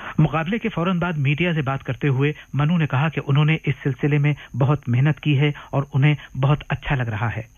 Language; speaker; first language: Urdu; native; Urdu